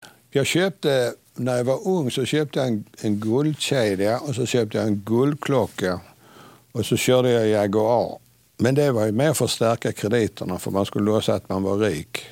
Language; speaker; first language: Swedish; native; Swedish